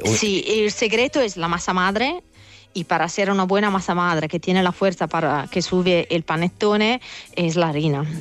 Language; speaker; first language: Spanish; non-native, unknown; Italian